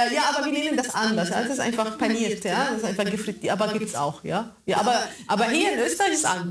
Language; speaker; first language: German; non-native, fluent; Arabic